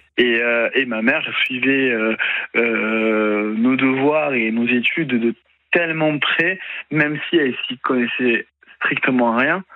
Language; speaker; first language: French; non-native, fluent; Italian